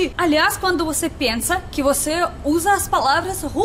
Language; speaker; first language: Portuguese; non-native, learner; Russian